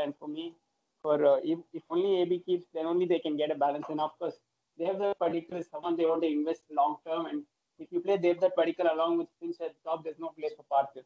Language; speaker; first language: English; non-native, local second language; Tamil